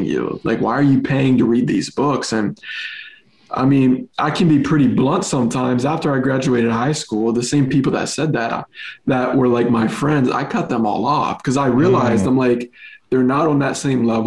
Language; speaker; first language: English; native; English